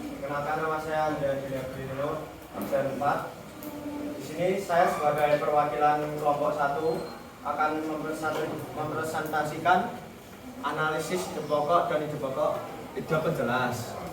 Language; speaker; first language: Indonesian; native; Indonesian